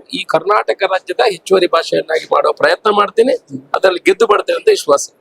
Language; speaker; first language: Kannada; non-native, local second language; Tulu